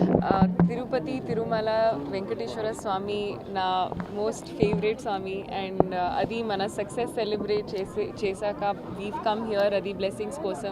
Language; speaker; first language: Telugu; non-native, fluent; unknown